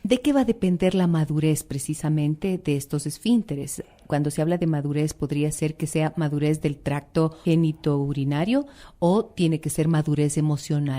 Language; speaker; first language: Spanish; native; Spanish